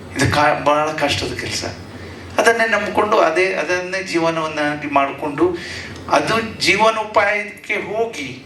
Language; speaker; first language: Kannada; native; Kannada